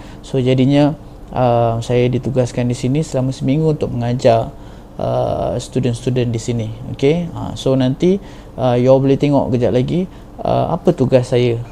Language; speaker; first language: Malay; native; Malay